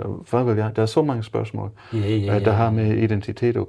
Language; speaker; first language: Danish; non-native, fluent; German